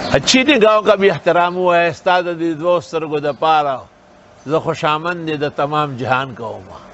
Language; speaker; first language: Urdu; non-native, local second language; Pashto